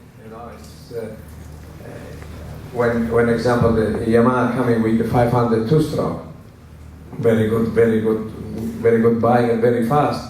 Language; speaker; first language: English; non-native, learner; Italian